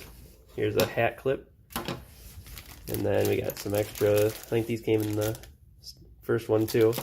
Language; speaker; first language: English; native; English